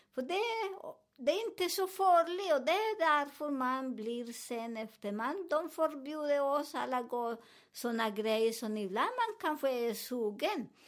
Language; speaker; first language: Swedish; non-native, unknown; Spanish